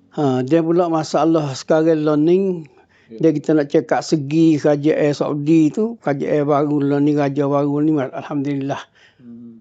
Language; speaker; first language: Malay; native; Malay